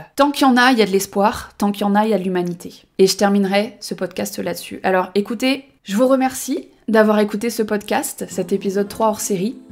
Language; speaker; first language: French; native; French